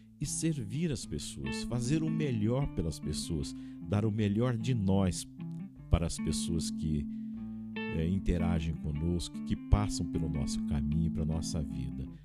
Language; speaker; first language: Portuguese; native; Portuguese